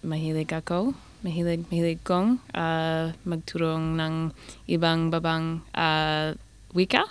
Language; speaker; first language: Filipino; non-native, learner; English